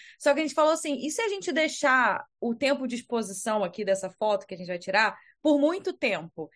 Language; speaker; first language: Portuguese; native; Portuguese